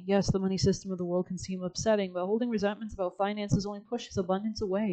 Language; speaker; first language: English; native; English